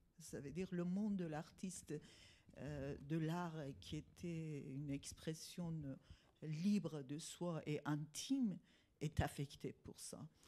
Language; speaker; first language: French; non-native, fluent; Persian